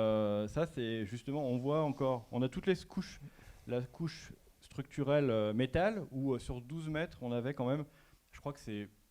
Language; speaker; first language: French; native; French